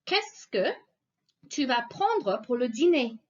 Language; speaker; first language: French; non-native, fluent; English